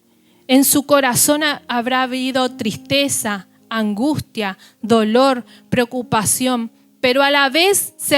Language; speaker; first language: Spanish; native; Spanish